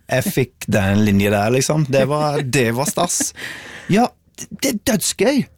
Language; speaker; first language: Norwegian; non-native, fluent; English